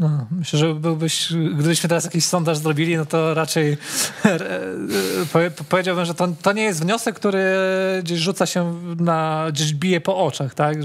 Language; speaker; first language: Polish; native; Polish